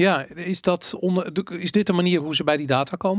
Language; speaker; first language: Dutch; native; Dutch